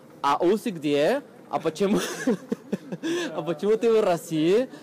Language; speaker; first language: Russian; non-native, fluent; Spanish